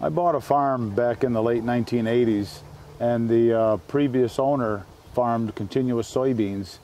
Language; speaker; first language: English; native; English